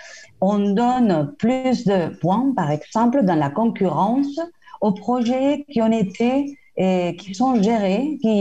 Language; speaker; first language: French; non-native, fluent; Spanish